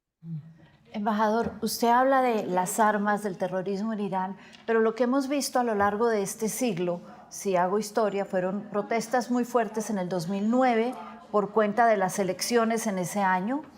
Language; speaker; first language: Spanish; native; Spanish